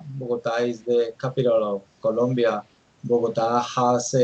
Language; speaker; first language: English; non-native, learner; Spanish